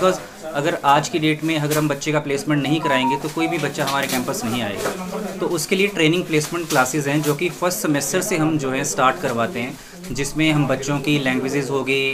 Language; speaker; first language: Hindi; native; Hindi